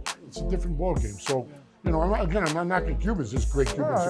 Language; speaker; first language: English; native; English